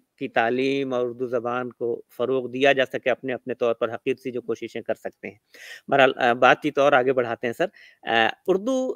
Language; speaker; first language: Urdu; native; Urdu